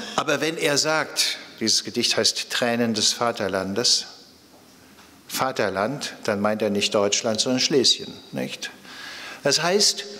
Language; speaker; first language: German; native; German